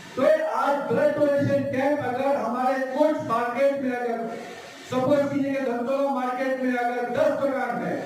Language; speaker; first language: Hindi; non-native, local second language; Bangla